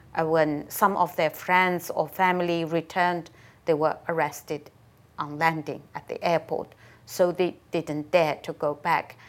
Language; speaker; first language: English; non-native, fluent; Chinese